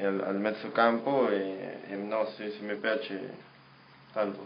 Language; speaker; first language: Italian; non-native, learner; Spanish